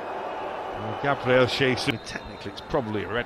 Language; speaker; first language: English; native; English